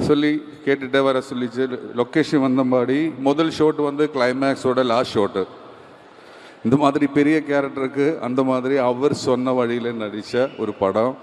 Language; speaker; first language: Tamil; non-native, learner; Malayalam